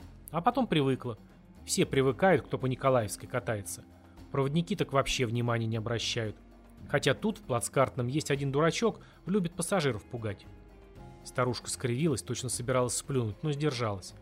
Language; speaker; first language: Russian; native; Russian